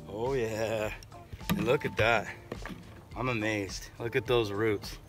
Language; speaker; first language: English; native; English